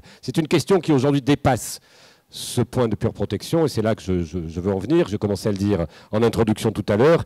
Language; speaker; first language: French; native; French